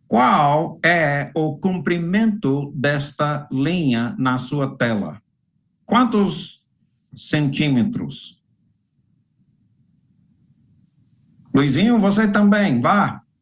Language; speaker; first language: Portuguese; non-native, fluent; English